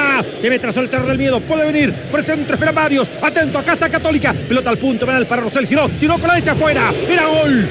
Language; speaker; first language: Spanish; native; Spanish